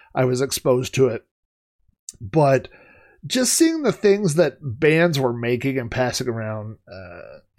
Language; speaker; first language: English; native; English